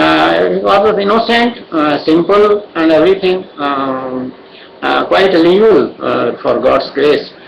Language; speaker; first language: English; non-native, local second language; Odia